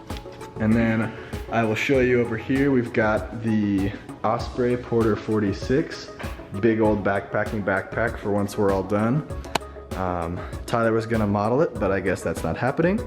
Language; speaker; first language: English; native; English